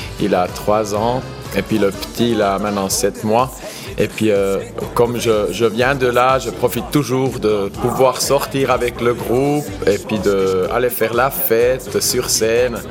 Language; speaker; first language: French; non-native, local second language; Swiss German